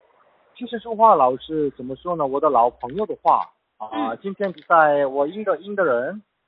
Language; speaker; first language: Chinese; non-native, learner; Korean